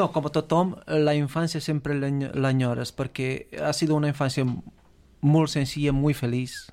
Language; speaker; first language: Catalan; non-native, fluent; Romanian